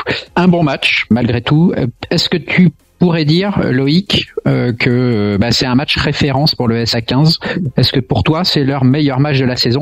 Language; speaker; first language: French; native; French